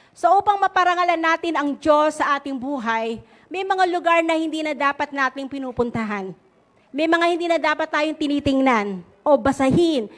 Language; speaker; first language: Filipino; native; Filipino